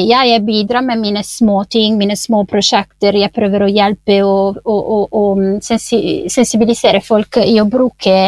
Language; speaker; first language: Norwegian; non-native, fluent; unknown